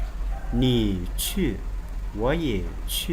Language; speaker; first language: Chinese; non-native, learner; Lao